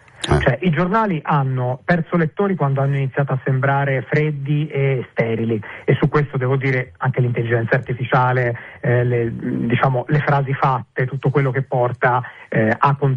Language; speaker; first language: Italian; native; Italian